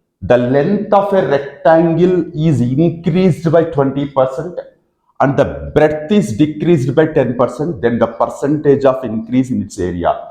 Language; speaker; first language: English; non-native, local second language; Telugu